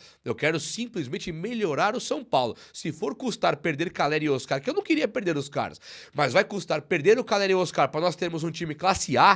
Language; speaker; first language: Portuguese; native; Portuguese